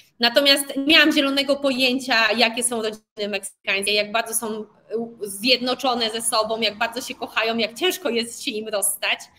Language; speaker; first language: Polish; native; Polish